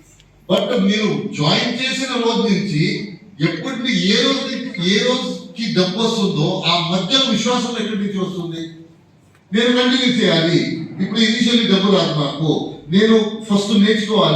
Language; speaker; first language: Telugu; non-native, fluent; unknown